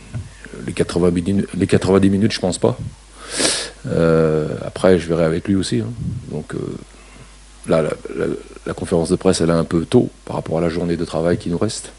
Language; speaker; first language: French; native; French